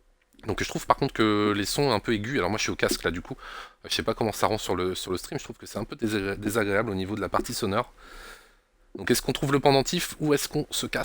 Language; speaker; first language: French; native; French